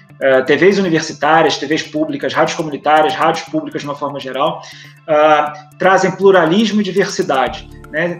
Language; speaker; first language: Portuguese; native; Portuguese